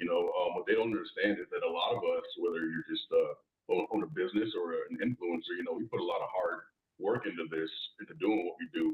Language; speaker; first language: English; native; English